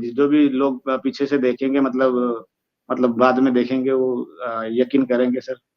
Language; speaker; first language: Hindi; non-native, local second language; Gujarati